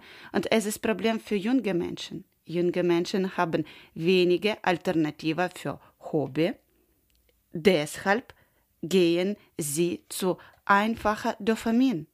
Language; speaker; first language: German; non-native, learner; Ukrainian